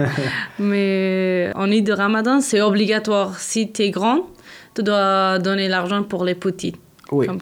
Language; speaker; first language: French; non-native, learner; Persian